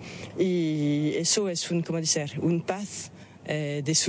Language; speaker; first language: Spanish; non-native, fluent; French